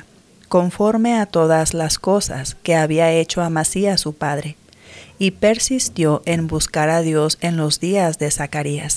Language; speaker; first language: Spanish; native; Spanish